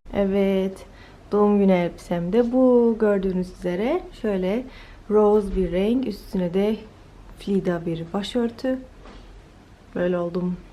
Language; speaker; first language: Turkish; early bilingual, heritage; Turkish